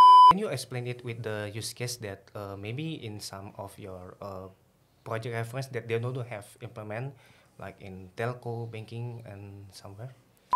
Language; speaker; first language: English; non-native, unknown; Indonesian